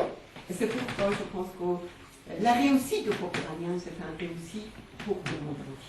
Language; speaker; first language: French; non-native, fluent; Persian